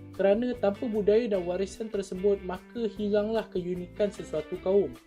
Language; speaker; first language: Malay; native; Malay